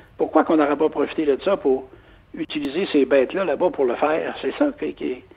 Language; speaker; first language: French; native; French